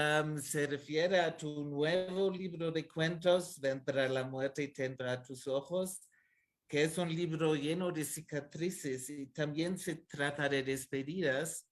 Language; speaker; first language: Spanish; non-native, fluent; German